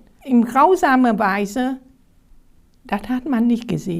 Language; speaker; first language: German; non-native, fluent; Vietnamese